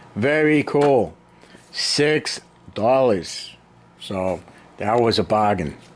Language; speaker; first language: English; native; English